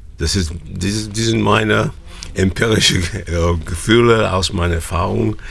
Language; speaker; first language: German; non-native, fluent; English